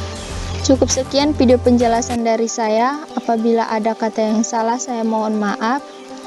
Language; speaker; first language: Indonesian; native; Indonesian